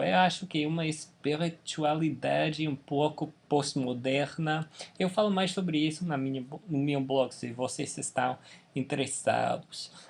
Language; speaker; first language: Portuguese; non-native, fluent; English